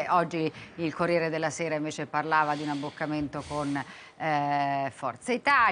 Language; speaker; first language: Italian; native; Italian